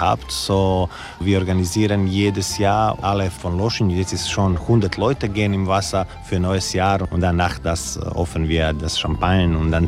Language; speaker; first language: German; non-native, learner; Croatian